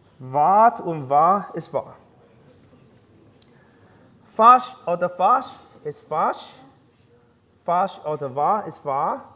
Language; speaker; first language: German; non-native, fluent; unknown